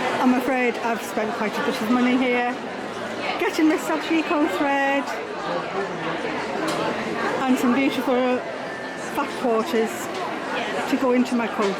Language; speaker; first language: English; native; English